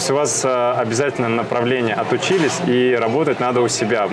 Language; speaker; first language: Russian; native; Russian